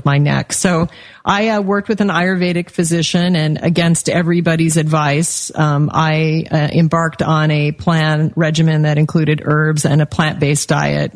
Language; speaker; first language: English; native; English